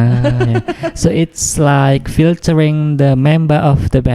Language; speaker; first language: English; non-native, fluent; Indonesian